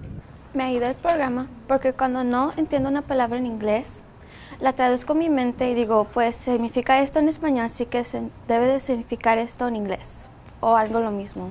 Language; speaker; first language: Spanish; early bilingual, heritage; Spanish